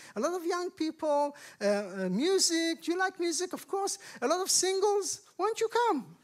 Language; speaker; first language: English; non-native, fluent; Hebrew